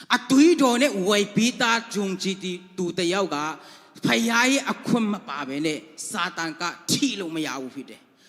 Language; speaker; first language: Burmese; non-native, local second language; Tedim Chin